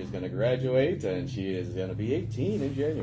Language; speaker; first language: English; native; English